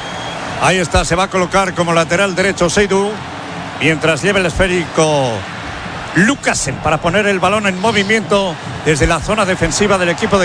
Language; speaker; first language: Spanish; native; Spanish